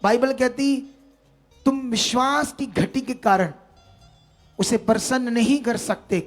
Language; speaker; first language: Hindi; non-native, local second language; Punjabi